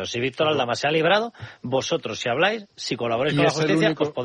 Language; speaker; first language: Spanish; native; Spanish